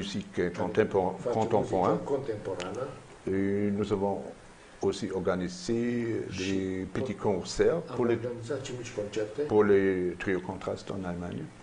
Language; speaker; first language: French; non-native, learner; German